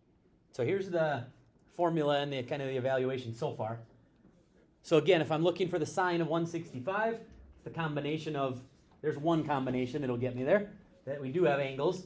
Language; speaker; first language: English; native; English